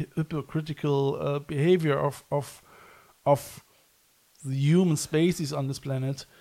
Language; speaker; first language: English; non-native, fluent; German